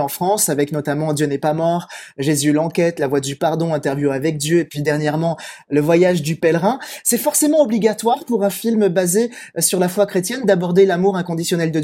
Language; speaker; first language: French; native; French